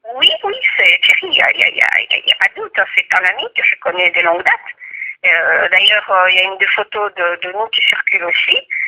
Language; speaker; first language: French; non-native, local second language; Kongo